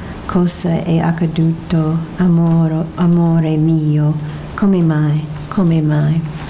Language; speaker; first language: Italian; non-native, fluent; English